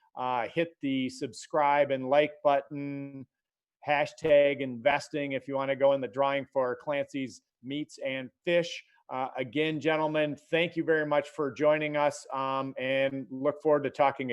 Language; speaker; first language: English; native; English